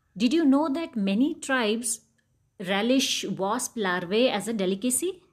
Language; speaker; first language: English; non-native, local second language; Dogri